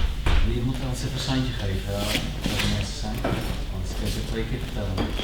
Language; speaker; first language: Dutch; native; Dutch